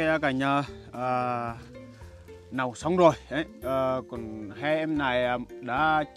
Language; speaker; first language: Vietnamese; non-native, fluent; Portuguese